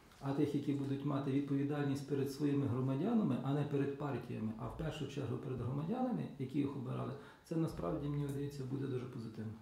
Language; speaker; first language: Ukrainian; native; Ukrainian